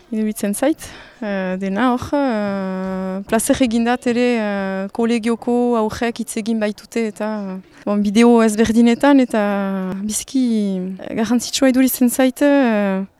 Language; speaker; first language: Basque; native; Basque